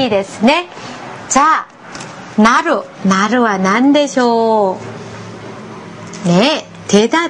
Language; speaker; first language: Japanese; non-native, fluent; Korean